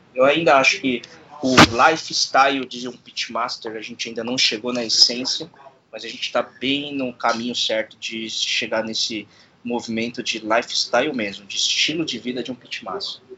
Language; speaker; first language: Portuguese; native; Portuguese